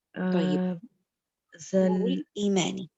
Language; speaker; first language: Arabic; non-native, fluent; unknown